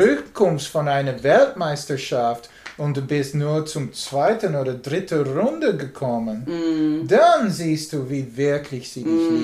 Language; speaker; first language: German; non-native, learner; English